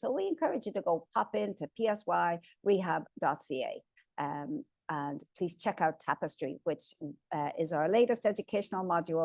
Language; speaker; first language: English; native; English